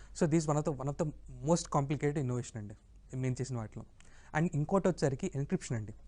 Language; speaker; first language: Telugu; native; Telugu